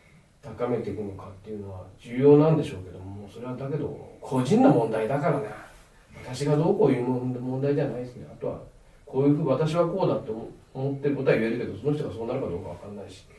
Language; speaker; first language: Japanese; native; Japanese